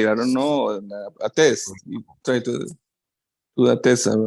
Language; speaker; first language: English; non-native, learner; Spanish